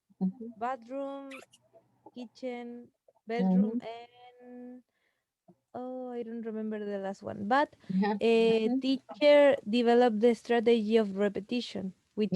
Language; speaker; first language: English; non-native, learner; Spanish